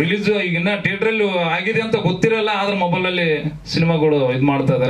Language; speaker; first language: Kannada; native; Kannada